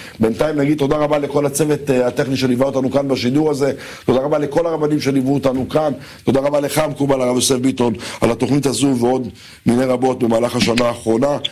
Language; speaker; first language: Hebrew; native; Hebrew